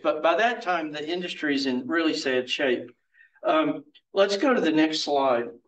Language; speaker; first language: English; native; English